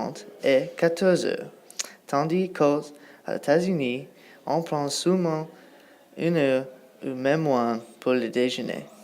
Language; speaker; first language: French; non-native, learner; English